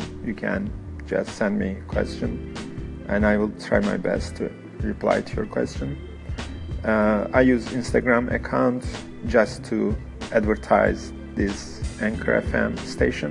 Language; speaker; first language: English; non-native, fluent; Turkish